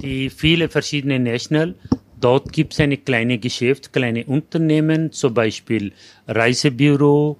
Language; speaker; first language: German; non-native, learner; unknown